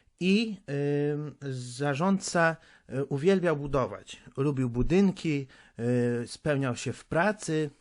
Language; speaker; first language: Polish; native; Polish